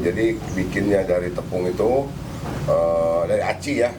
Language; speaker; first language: Indonesian; native; Indonesian